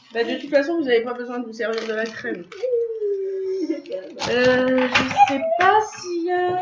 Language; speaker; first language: French; native; French